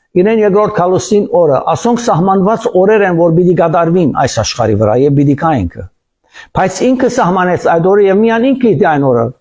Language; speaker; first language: Armenian; early bilingual, heritage; Armenian